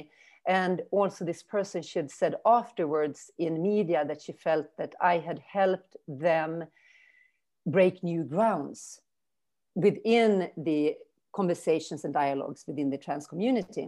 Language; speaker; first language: English; non-native, fluent; Swedish